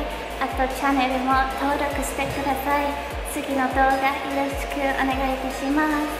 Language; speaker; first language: Japanese; non-native, fluent; English